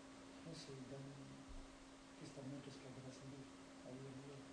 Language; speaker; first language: Spanish; non-native, learner; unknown